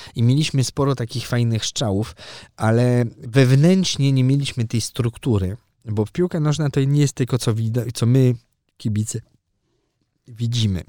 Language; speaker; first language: Polish; early bilingual, heritage; Polish